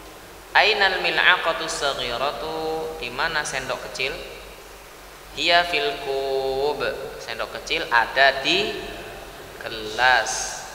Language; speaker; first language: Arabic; non-native, fluent; Indonesian